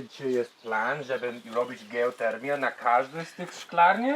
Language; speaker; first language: Polish; non-native, learner; English